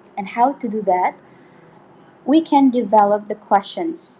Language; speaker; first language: English; non-native, fluent; Indonesian